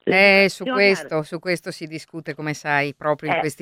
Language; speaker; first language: Italian; native; Italian